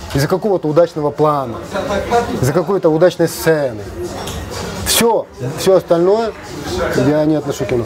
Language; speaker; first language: Russian; non-native, local second language; Kazakh